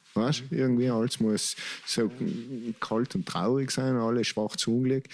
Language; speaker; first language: German; native; German